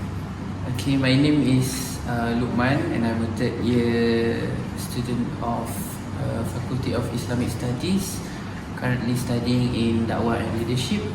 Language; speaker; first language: English; non-native, local second language; Malay